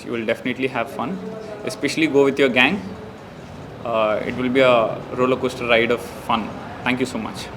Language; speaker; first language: English; non-native, local second language; Telugu